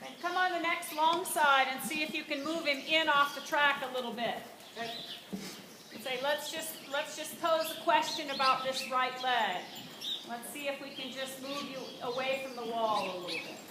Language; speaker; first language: English; native; English